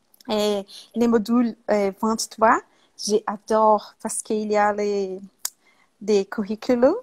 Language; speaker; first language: French; non-native, learner; Portuguese